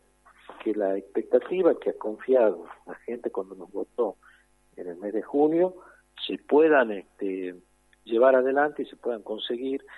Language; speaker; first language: Spanish; native; Spanish